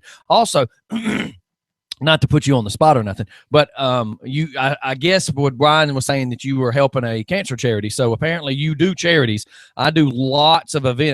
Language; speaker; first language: English; native; English